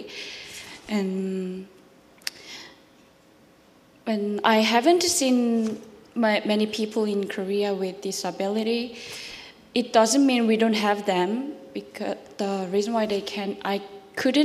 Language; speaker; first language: English; non-native, learner; Korean